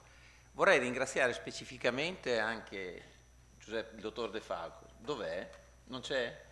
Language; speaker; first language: Italian; native; Italian